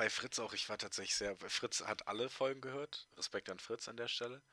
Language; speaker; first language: German; native; German